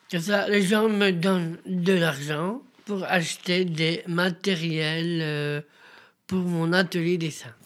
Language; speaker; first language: French; native; French